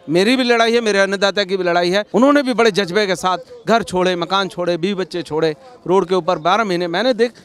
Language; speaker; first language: Hindi; native; Hindi